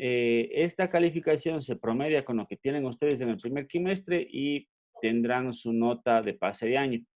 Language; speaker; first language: Spanish; native; Spanish